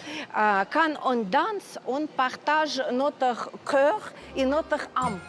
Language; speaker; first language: French; non-native, fluent; Ukrainian